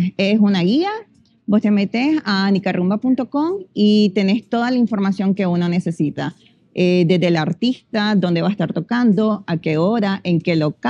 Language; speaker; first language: Spanish; native; Spanish